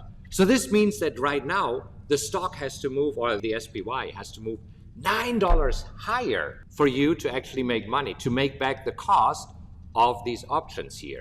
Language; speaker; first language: English; non-native, fluent; German